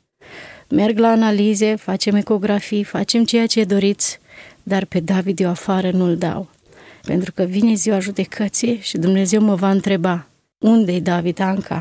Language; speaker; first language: Romanian; native; Romanian